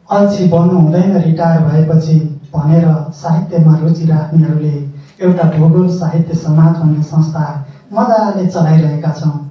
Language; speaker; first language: Nepali; native; Nepali